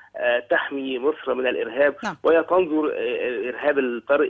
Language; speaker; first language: Arabic; native; Arabic